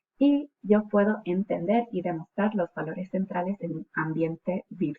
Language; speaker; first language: Spanish; non-native, fluent; English